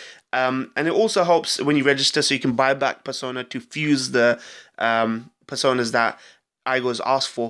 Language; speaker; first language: English; native; English